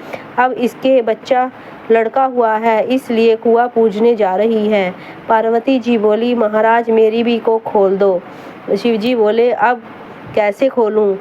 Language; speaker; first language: Hindi; native; Hindi